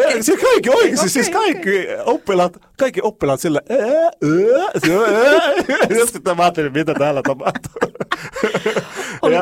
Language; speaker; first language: Finnish; non-native, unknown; Arabic